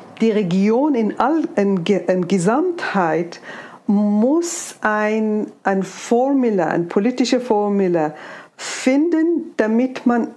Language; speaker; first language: German; non-native, fluent; Arabic